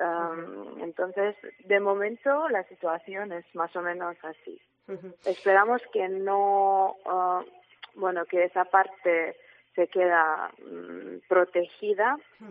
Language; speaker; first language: Spanish; non-native, fluent; Ukrainian